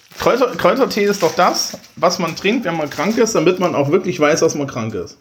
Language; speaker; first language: German; native; German